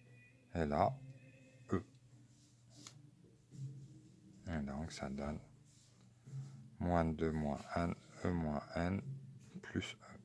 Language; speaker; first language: French; native; French